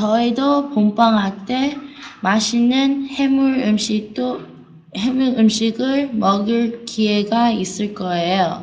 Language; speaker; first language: Korean; non-native, learner; English